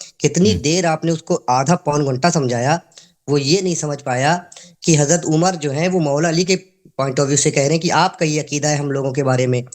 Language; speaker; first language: Urdu; native; Urdu